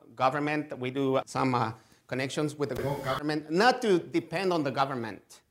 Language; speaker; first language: English; non-native, fluent; Spanish